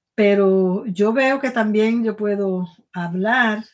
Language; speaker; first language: Spanish; native; Spanish